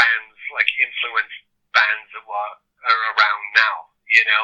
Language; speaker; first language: English; native; English